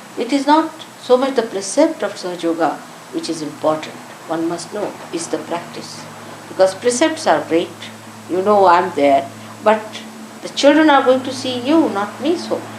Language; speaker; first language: English; non-native, local second language; Marathi